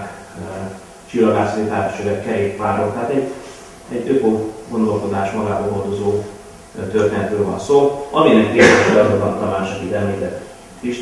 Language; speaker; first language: Hungarian; native; Hungarian